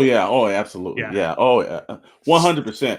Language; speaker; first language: English; native; English